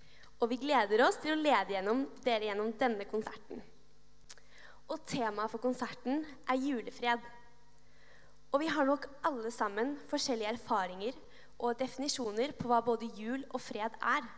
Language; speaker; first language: Norwegian; native; Norwegian